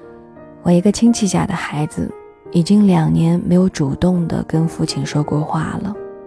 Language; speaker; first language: Chinese; native; Chinese